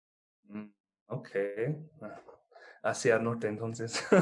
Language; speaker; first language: Spanish; non-native, fluent; English